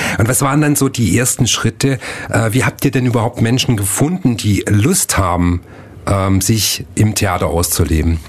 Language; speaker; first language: German; native; German